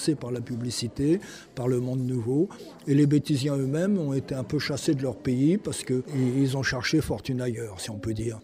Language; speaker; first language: French; native; French